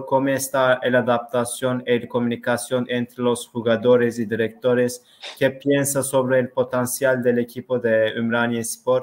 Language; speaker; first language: Spanish; non-native, learner; Turkish